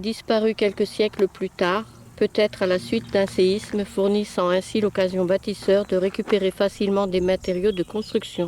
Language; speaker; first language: French; native; French